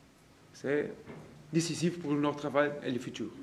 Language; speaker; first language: French; non-native, learner; Portuguese